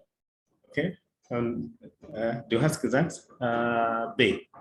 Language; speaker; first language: German; non-native, fluent; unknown